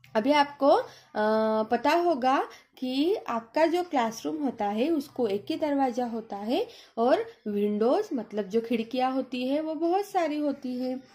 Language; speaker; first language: Hindi; non-native, local second language; Marathi